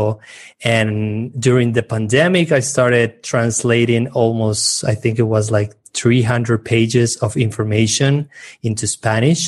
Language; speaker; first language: English; non-native, fluent; Spanish